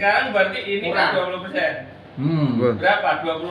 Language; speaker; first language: Indonesian; native; Indonesian